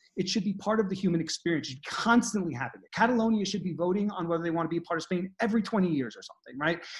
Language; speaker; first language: English; native; English